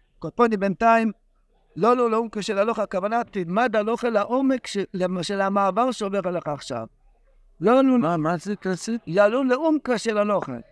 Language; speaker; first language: Hebrew; non-native, fluent; English